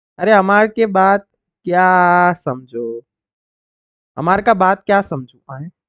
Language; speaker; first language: Hindi; native; Hindi